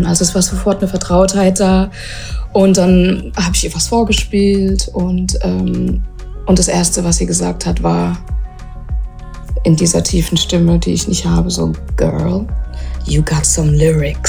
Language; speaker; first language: German; native; German